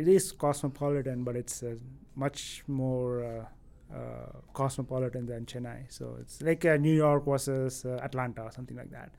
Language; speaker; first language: English; non-native, local second language; Tamil